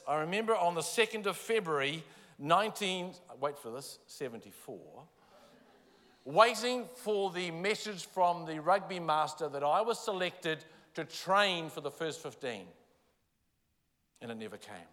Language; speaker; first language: English; native; English